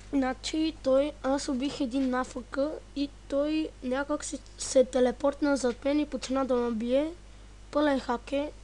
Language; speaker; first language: Bulgarian; native; Bulgarian